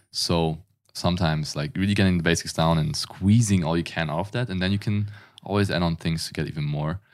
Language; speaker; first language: English; non-native, fluent; German